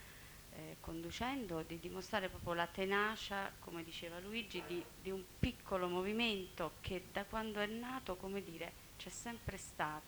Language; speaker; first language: Italian; native; Italian